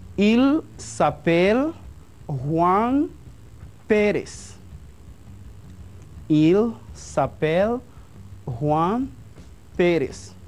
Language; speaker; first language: French; non-native, fluent; Spanish